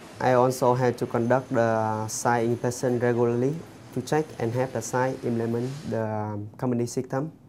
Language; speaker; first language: English; non-native, fluent; Vietnamese